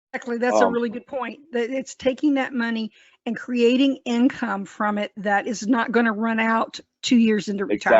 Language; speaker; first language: English; native; English